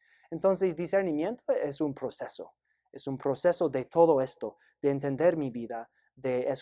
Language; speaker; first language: Spanish; non-native, fluent; English